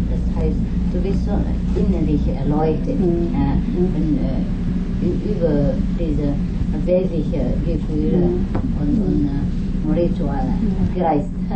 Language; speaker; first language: German; non-native, learner; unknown